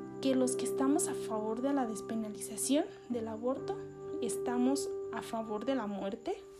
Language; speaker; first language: Spanish; native; Spanish